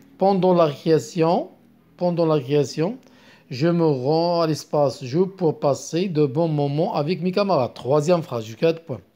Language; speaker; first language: French; non-native, local second language; Arabic